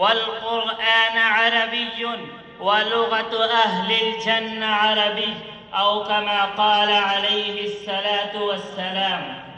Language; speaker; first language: Arabic; non-native, learner; Urdu